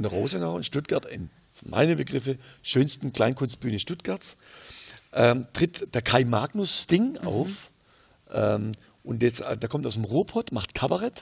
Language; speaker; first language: German; native; German